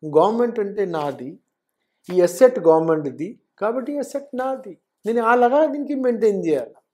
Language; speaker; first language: Telugu; non-native, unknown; Hindi